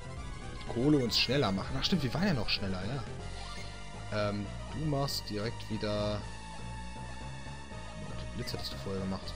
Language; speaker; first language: German; native; German